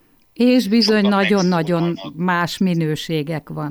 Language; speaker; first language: Hungarian; native; Hungarian